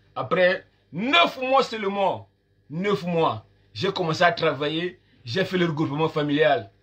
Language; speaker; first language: French; non-native, local second language; Lingala